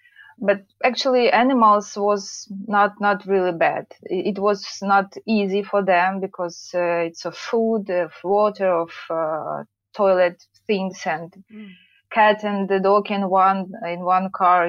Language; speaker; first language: English; non-native, learner; Ukrainian